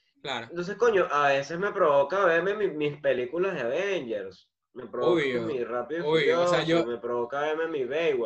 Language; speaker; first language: Spanish; native; Spanish